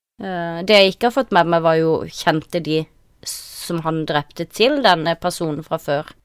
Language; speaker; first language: Norwegian; native; Norwegian